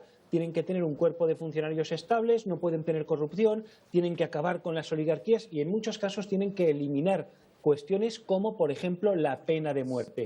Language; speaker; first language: Spanish; native; Spanish